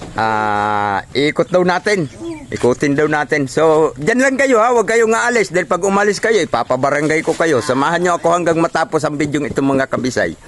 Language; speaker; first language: Filipino; non-native, local second language; Cebuano